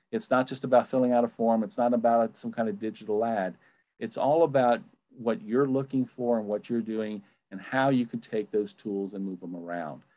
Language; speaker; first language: English; native; English